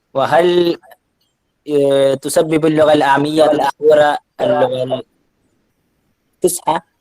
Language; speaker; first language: Arabic; non-native, fluent; Malayalam